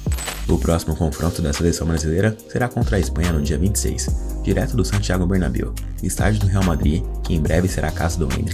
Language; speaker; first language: Portuguese; native; Portuguese